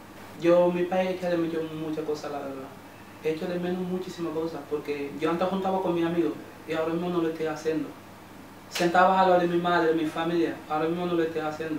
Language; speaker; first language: Spanish; non-native, learner; Wolof